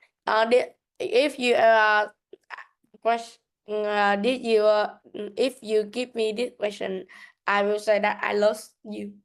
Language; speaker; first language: English; non-native, learner; Vietnamese